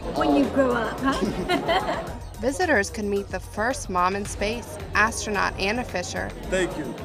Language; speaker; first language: English; native; English